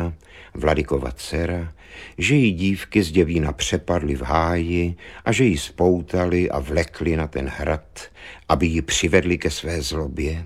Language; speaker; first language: Czech; native; Czech